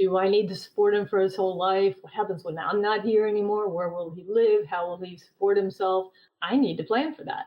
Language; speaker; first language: English; native; English